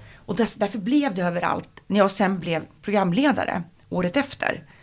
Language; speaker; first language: Swedish; native; Swedish